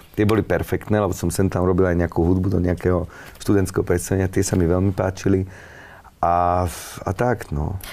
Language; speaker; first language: Slovak; native; Slovak